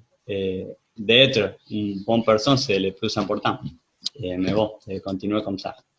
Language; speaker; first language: French; non-native, fluent; Spanish